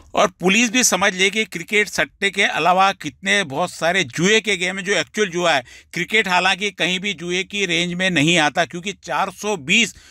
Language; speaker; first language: Hindi; non-native, local second language; Marathi